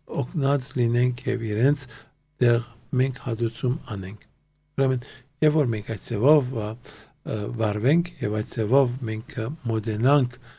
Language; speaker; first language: Armenian; early bilingual, heritage; Armenian